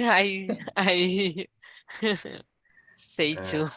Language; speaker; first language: English; non-native, learner; Portuguese